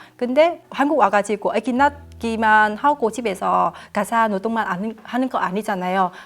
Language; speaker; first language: Korean; non-native, fluent; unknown